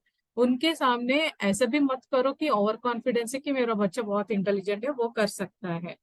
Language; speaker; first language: Hindi; native; Hindi